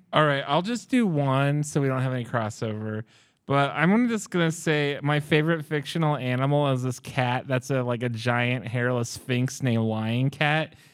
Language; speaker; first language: English; native; English